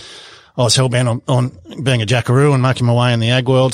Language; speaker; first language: English; native; English